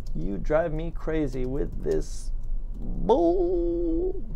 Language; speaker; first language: English; native; English